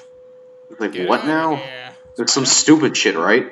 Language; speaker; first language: English; native; English